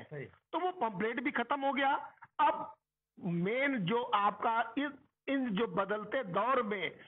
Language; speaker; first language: Hindi; native; Hindi